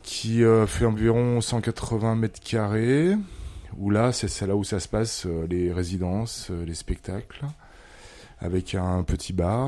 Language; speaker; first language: French; native; French